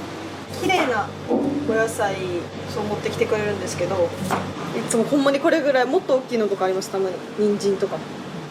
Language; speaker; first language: Japanese; native; Japanese